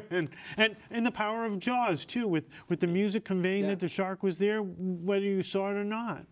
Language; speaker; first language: English; native; English